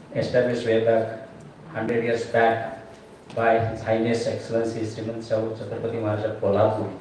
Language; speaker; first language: English; non-native, local second language; Marathi